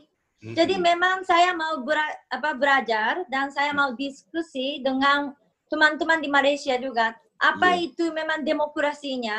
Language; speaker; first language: Indonesian; non-native, fluent; Japanese